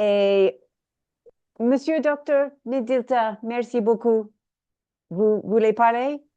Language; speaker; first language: French; non-native, learner; English